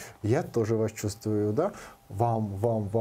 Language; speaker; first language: Russian; non-native, learner; Georgian